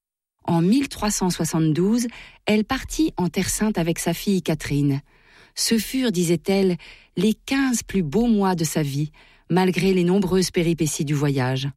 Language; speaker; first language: French; native; French